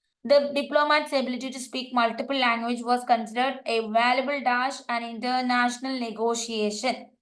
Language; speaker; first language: English; non-native, local second language; Malayalam